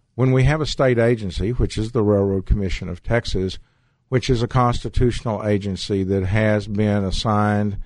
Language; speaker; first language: English; native; English